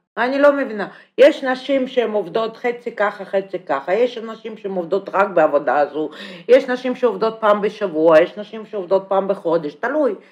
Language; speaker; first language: Hebrew; non-native, fluent; Russian